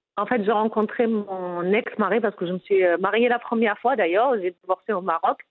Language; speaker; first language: French; non-native, local second language; Arabic